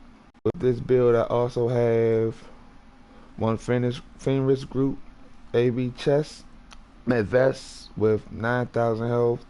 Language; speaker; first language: English; native; English